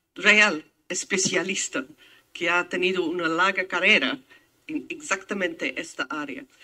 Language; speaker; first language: Spanish; non-native, fluent; English